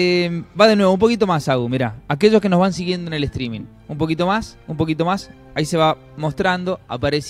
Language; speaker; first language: Spanish; native; Spanish